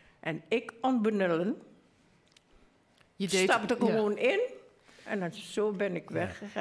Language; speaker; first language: Dutch; early bilingual, other home language; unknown